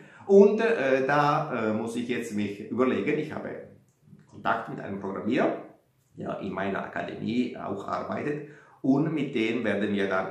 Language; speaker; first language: German; non-native, fluent; Italian